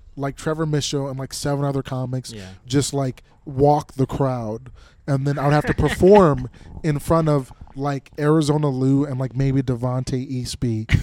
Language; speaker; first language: English; native; English